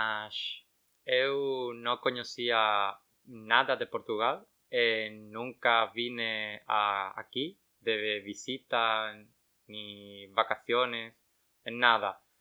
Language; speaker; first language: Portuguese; non-native, learner; Spanish